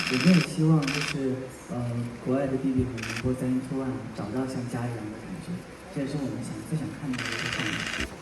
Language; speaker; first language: Chinese; native; Chinese